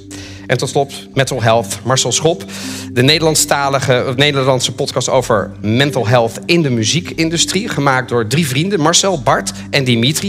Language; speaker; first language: Dutch; native; Dutch